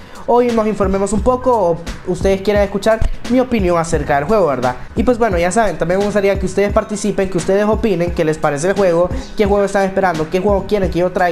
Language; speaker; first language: Spanish; native; Spanish